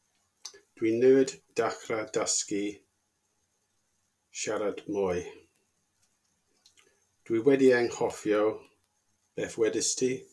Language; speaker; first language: Welsh; non-native, learner; English